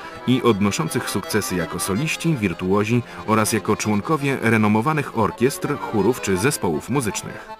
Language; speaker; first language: Polish; native; Polish